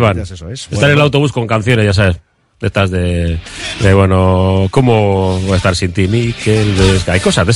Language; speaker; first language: Spanish; native; Spanish